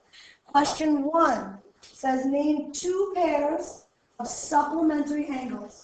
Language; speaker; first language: English; native; English